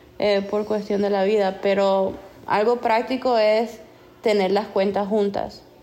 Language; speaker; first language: Spanish; non-native, fluent; English